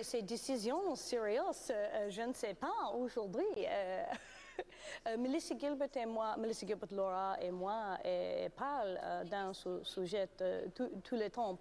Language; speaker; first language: French; non-native, learner; English